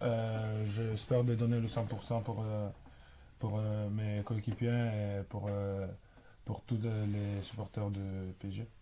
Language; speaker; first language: French; non-native, learner; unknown